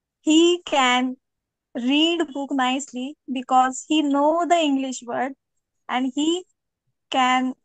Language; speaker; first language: English; non-native, learner; Marathi